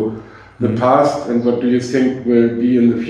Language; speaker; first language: English; non-native, fluent; German